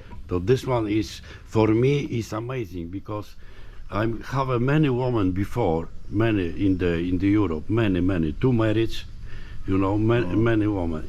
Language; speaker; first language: English; non-native, learner; Polish